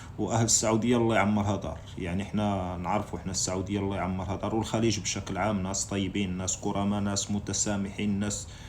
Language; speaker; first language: Arabic; native; Arabic